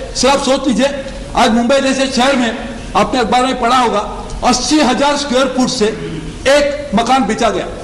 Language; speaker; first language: Hindi; non-native, local second language; Marathi